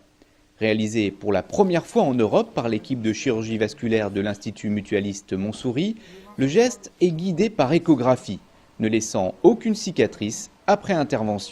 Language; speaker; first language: French; native; French